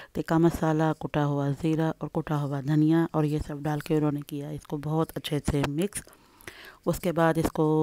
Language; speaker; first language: Urdu; native; Urdu